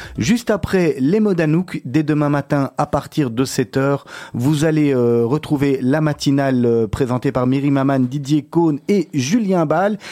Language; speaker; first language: French; native; French